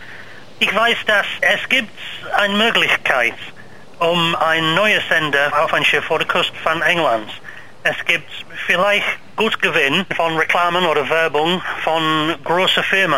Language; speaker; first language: German; non-native, learner; English